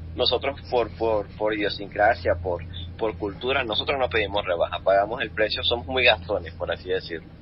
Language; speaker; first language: Spanish; native; Spanish